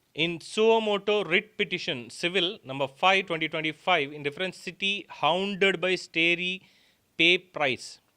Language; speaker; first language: English; non-native, local second language; Telugu